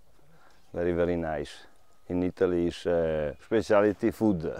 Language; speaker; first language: English; non-native, learner; Italian